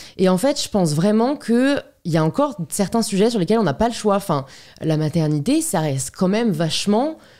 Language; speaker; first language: French; native; French